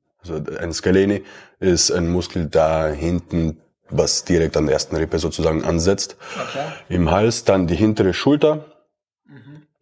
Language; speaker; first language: German; early bilingual, other home language; Romanian